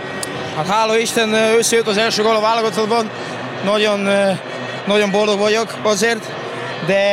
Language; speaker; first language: Hungarian; non-native, learner; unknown